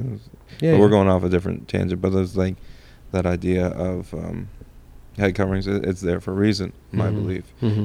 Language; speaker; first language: English; native; English